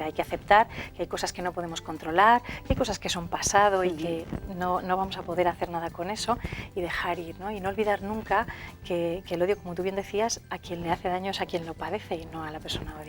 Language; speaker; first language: Spanish; native; Spanish